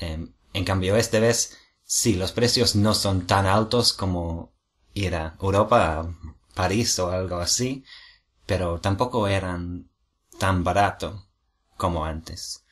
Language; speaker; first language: Spanish; non-native, fluent; English